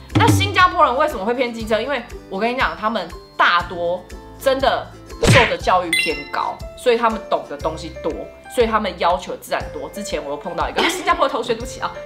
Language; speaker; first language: Chinese; native; Chinese